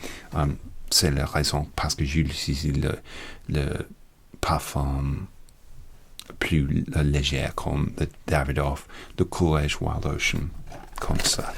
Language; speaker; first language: French; non-native, learner; English